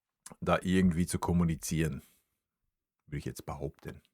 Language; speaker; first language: German; native; German